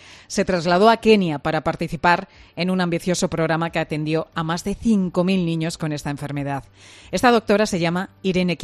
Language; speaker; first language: Spanish; native; Spanish